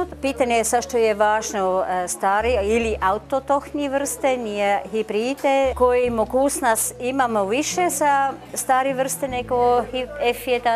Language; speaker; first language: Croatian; non-native, learner; German